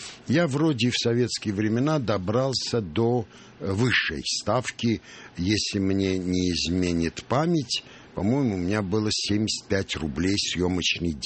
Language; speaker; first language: Russian; non-native, local second language; Armenian